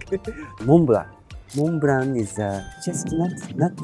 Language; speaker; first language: English; non-native, learner; Japanese